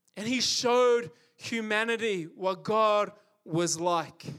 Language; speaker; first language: English; native; English